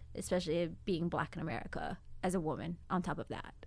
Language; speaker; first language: English; non-native, fluent; Amharic